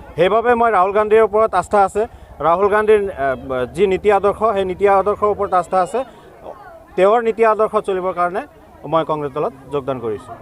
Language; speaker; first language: Assamese; non-native, local second language; Bangla